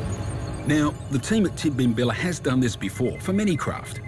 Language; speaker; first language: English; native; English